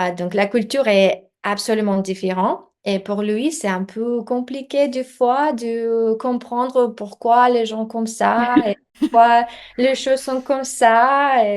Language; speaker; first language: French; non-native, fluent; Russian